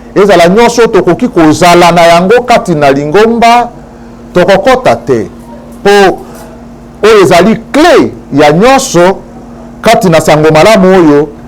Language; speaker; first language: Lingala; native; Lingala